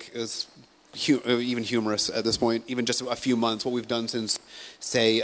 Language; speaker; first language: English; native; English